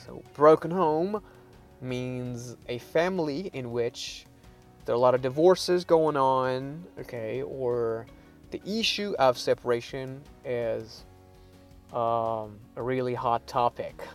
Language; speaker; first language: English; non-native, fluent; Persian